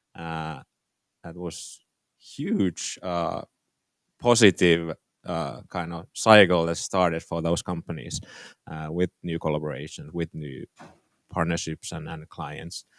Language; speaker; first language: English; non-native, fluent; Finnish